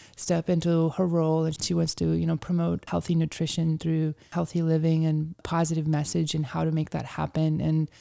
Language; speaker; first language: English; early bilingual, other home language; Ukrainian